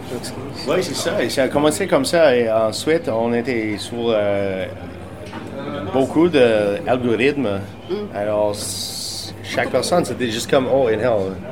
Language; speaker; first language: French; non-native, local second language; English